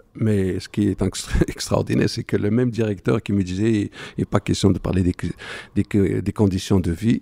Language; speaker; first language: French; non-native, local second language; Arabic